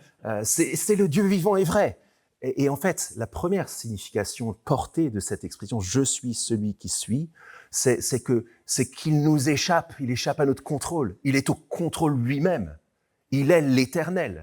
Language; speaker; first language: French; native; French